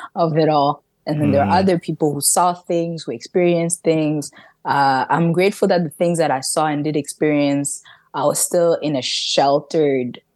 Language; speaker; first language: English; early bilingual, other home language; French